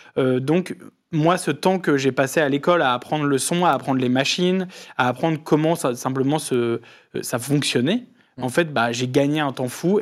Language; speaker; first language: French; native; French